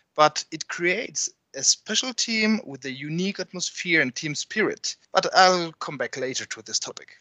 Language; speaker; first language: English; non-native, fluent; French